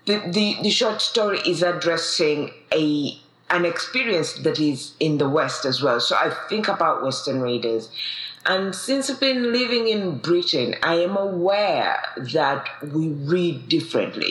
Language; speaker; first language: English; non-native, local second language; Ganda